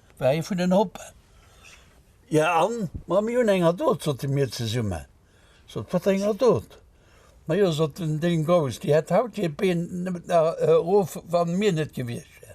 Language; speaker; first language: Luxembourgish; native; Luxembourgish